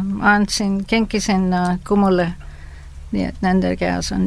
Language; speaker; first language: Estonian; early bilingual, heritage; Estonian